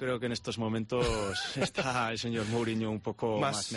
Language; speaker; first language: Spanish; native; Spanish